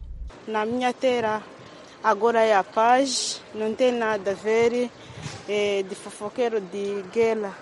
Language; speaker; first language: Portuguese; non-native, learner; Kinyarwanda